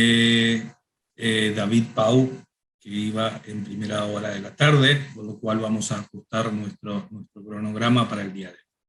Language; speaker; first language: Spanish; native; Spanish